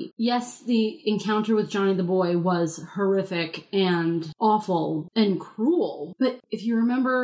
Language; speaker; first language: English; native; English